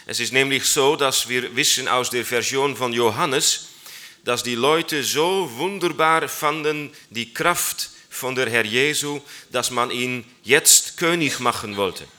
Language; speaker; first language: German; non-native, learner; Dutch